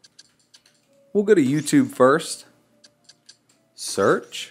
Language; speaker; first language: English; native; English